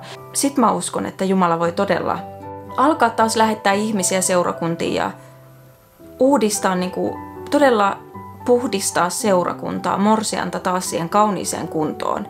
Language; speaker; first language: Finnish; native; Finnish